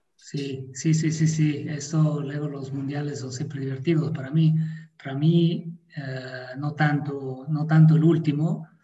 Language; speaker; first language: Spanish; non-native, fluent; Italian